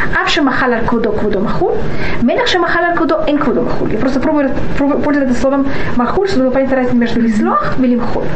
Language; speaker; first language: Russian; early bilingual, heritage; Russian